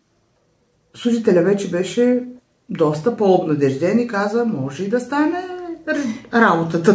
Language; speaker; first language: Bulgarian; native; Bulgarian